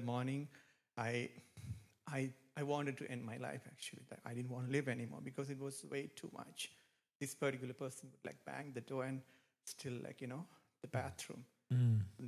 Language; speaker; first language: English; non-native, local second language; Sinhala